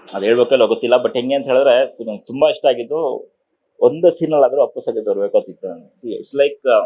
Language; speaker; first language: Kannada; non-native, local second language; Telugu